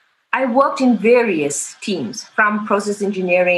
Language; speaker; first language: English; native; English